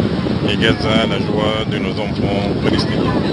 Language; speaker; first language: French; non-native, fluent; Arabic